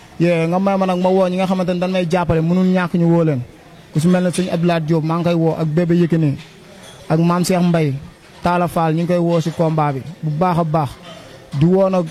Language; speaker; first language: Wolof; non-native, local second language; Serer